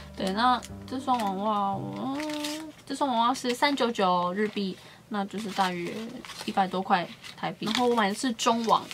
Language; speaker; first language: Chinese; native; Chinese